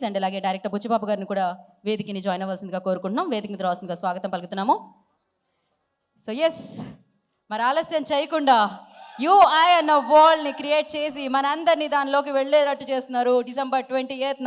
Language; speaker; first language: Telugu; native; Telugu